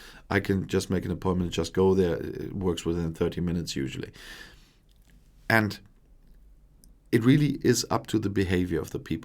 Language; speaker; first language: English; non-native, fluent; German